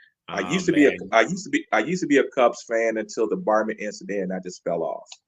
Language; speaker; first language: English; native; English